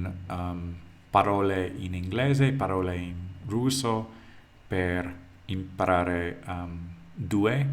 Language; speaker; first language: Italian; non-native, learner; English